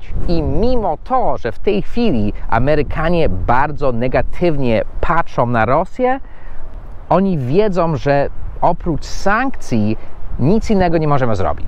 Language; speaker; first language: Polish; non-native, fluent; English